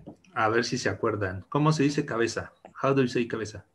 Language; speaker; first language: Spanish; native; Spanish